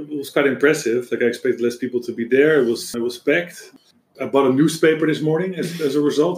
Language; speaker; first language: English; non-native, fluent; Dutch